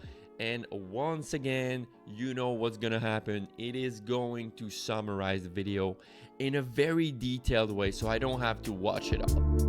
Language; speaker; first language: English; non-native, fluent; French